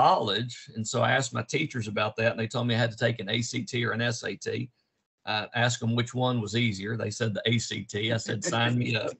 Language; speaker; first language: English; native; English